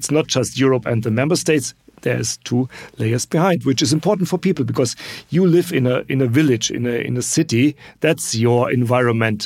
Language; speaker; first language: English; non-native, fluent; German